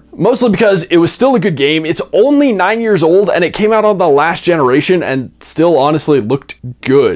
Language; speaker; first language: English; native; English